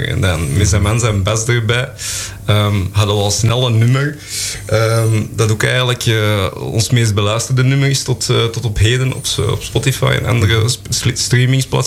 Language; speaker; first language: Dutch; native; Dutch